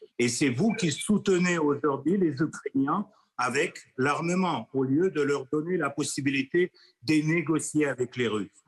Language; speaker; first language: French; non-native, fluent; Russian